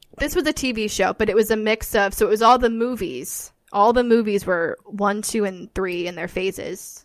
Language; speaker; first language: English; native; English